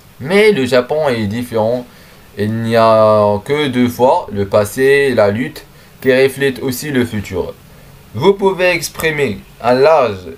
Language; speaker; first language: French; non-native, learner; Arabic